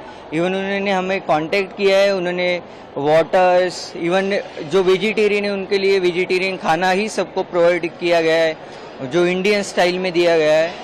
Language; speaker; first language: Hindi; native; Hindi